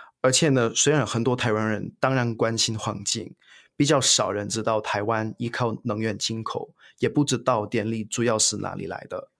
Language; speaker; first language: Chinese; non-native, fluent; English